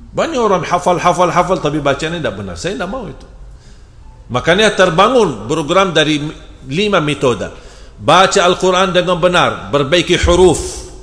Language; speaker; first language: Indonesian; non-native, fluent; Arabic